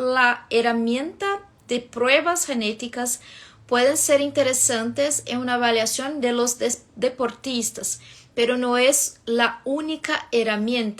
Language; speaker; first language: Spanish; non-native, fluent; Portuguese